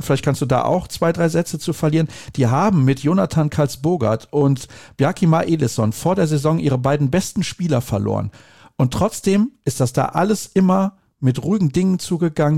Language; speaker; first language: German; native; German